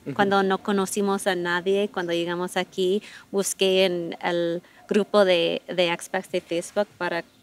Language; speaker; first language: Spanish; non-native, fluent; English